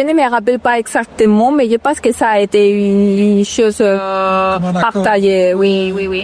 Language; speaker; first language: French; non-native, fluent; Spanish